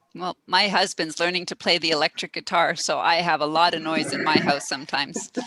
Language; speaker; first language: English; native; English